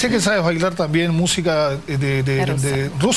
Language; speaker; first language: Spanish; native; Spanish